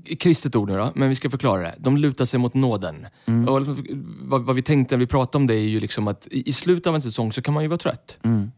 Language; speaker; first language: Swedish; native; Swedish